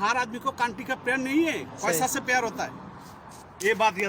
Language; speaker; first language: Hindi; non-native, fluent; Bangla